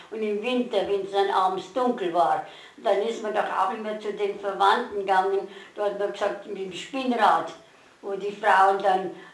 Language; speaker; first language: German; native; German